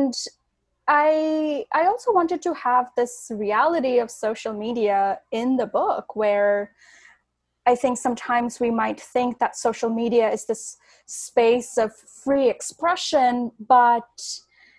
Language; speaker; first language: English; non-native, local second language; Bangla